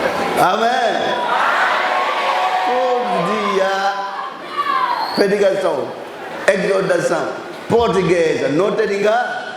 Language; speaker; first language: Portuguese; non-native, learner; Lingala